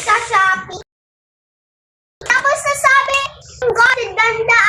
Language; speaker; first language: Filipino; non-native, learner; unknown